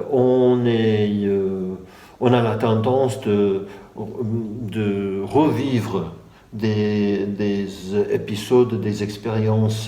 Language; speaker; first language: French; non-native, fluent; English